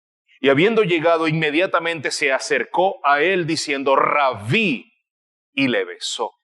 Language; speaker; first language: Spanish; native; Spanish